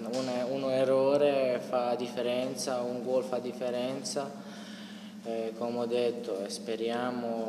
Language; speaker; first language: Italian; non-native, learner; Croatian